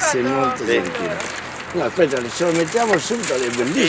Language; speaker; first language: Italian; native; Italian